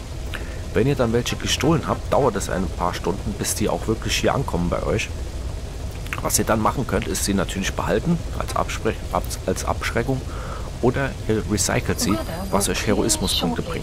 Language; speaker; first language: German; native; German